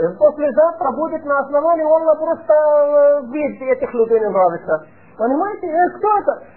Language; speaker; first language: Russian; non-native, fluent; Arabic